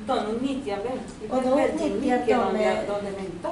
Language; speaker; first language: Swedish; non-native, learner; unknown